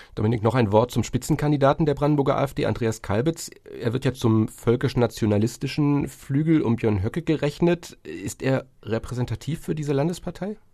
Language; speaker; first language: German; native; German